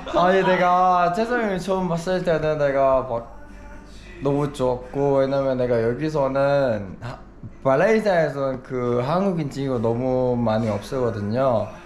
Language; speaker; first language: Korean; non-native, learner; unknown